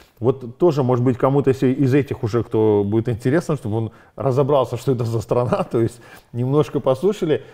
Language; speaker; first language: Russian; native; Russian